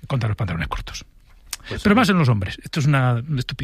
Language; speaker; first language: Spanish; native; Spanish